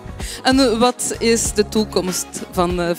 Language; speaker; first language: Dutch; non-native, fluent; French